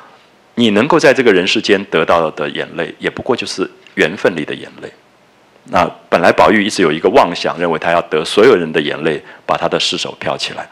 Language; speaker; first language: Chinese; native; Chinese